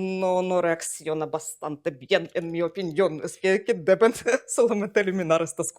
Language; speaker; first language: Spanish; non-native, fluent; Ukrainian